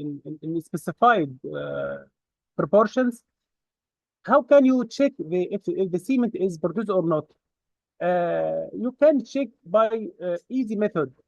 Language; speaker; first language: English; non-native, fluent; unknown